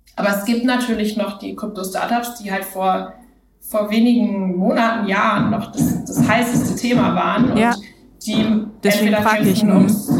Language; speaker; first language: German; native; German